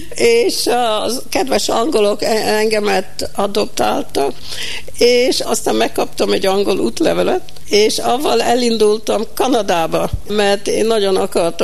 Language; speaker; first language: Hungarian; early bilingual, heritage; Hungarian